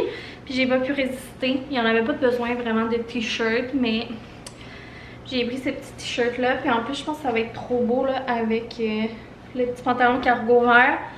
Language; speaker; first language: French; native; French